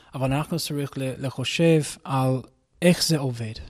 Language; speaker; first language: Hebrew; non-native, learner; English